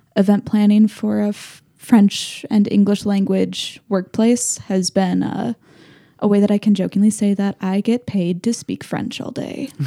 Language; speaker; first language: English; native; English